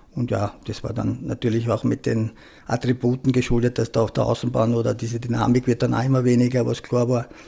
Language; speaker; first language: German; early bilingual, other home language; Croatian